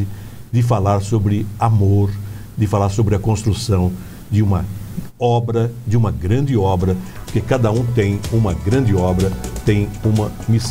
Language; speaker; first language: Portuguese; native; Portuguese